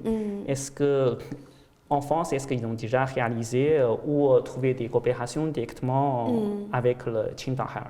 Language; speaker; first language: French; non-native, fluent; Chinese